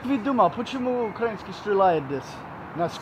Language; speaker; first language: Russian; non-native, learner; English